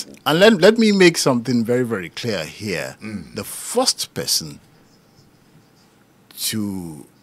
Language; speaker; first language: English; non-native, local second language; Yoruba